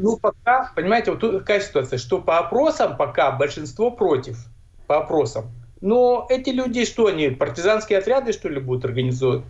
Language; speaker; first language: Russian; native; Russian